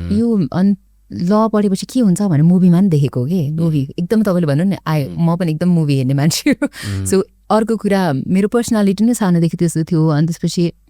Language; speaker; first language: Nepali; non-native, local second language; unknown